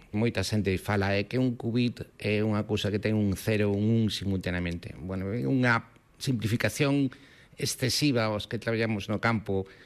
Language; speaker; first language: Galician; non-native, local second language; Spanish